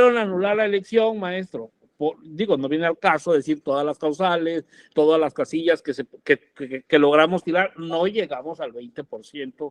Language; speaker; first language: Spanish; native; Spanish